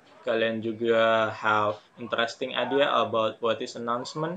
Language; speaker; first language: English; non-native, fluent; Indonesian